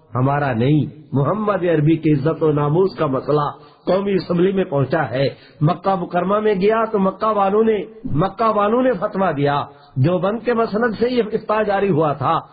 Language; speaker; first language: Urdu; non-native, local second language; Saraiki